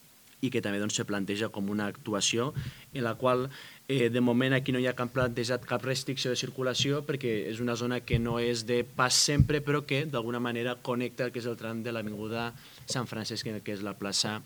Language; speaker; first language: Catalan; native; Catalan